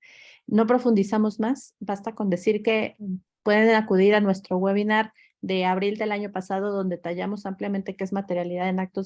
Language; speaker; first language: Spanish; native; Spanish